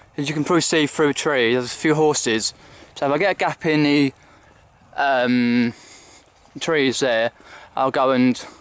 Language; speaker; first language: English; native; English